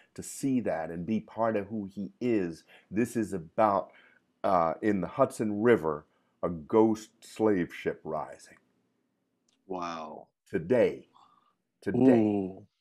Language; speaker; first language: English; native; English